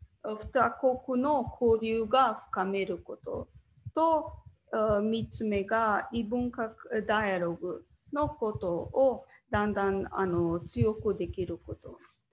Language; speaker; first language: Japanese; non-native, learner; Slovenian